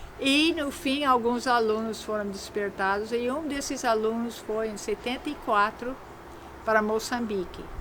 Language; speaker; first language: Portuguese; non-native, fluent; English